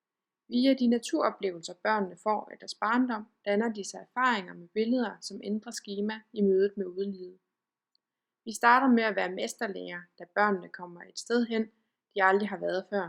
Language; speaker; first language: Danish; native; Danish